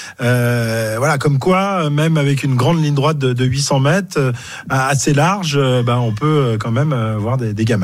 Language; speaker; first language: French; native; French